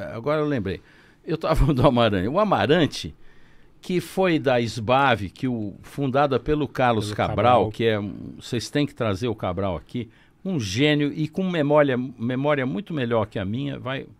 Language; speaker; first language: Portuguese; native; Portuguese